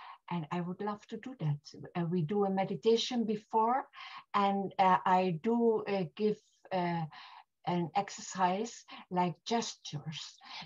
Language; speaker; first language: English; non-native, fluent; German